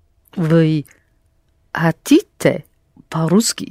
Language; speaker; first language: Russian; non-native, learner; English